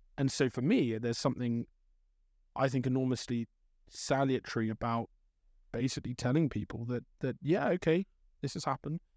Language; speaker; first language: English; native; English